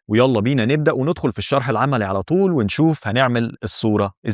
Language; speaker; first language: Arabic; native; Arabic